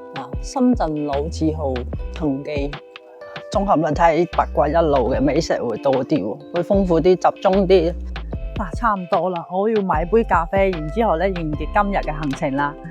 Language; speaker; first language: Chinese; non-native, local second language; Hakka Chinese